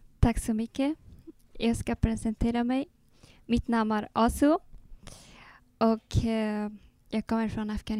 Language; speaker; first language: Swedish; non-native, learner; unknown